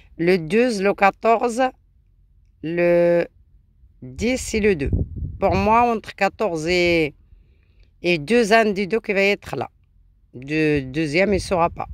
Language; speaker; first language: French; non-native, local second language; Arabic